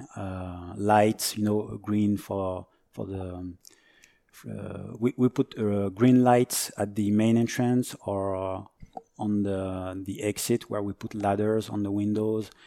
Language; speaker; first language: English; non-native, fluent; French